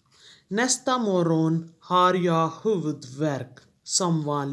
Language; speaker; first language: Swedish; non-native, fluent; Urdu